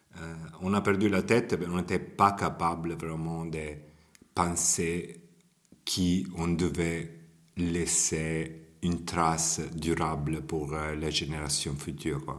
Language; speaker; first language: French; non-native, fluent; Italian